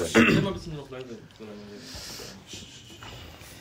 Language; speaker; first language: German; native; German